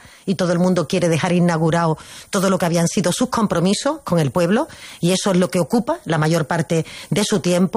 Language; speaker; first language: Spanish; native; Spanish